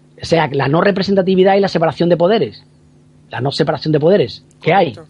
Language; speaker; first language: Spanish; native; Spanish